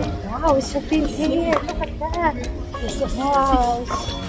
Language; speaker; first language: English; non-native, learner; Filipino